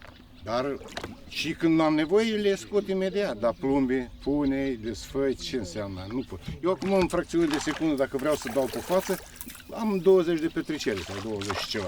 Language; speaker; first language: Romanian; native; Romanian